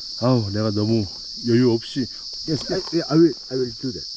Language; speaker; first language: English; non-native, learner; Korean